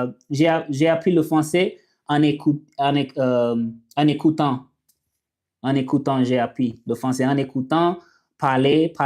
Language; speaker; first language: French; non-native, learner; English